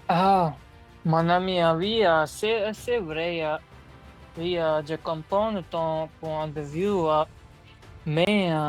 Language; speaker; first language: French; non-native, learner; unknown